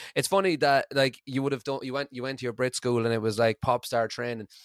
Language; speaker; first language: English; native; English